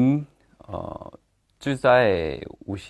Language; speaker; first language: Chinese; non-native, learner; Thai